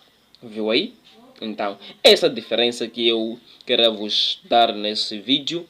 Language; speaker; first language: Portuguese; non-native, local second language; Tsonga